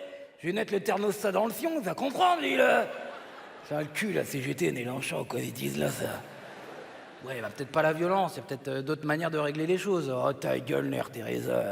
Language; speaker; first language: French; native; French